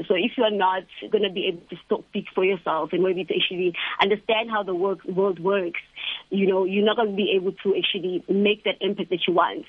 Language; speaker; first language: English; non-native, local second language; Zulu